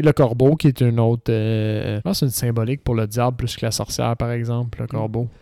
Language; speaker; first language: French; native; French